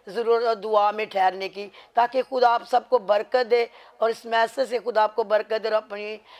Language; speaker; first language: Urdu; non-native, local second language; Punjabi